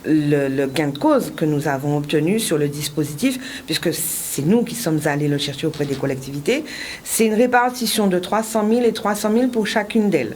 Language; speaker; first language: French; native; French